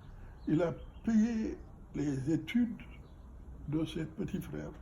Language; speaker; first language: French; non-native, local second language; Fula